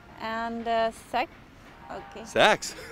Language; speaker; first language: English; non-native, fluent; Ukrainian